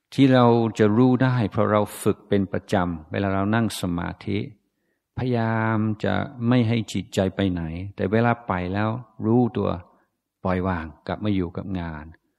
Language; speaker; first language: Thai; non-native, fluent; English